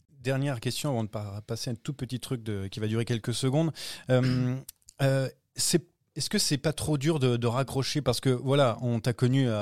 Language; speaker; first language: French; native; French